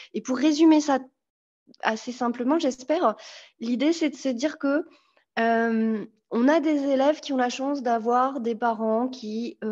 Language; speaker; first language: French; native; French